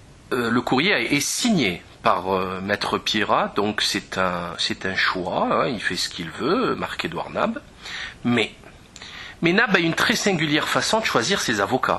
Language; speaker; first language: French; native; French